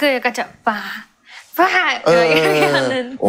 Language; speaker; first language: Korean; non-native, fluent; Chinese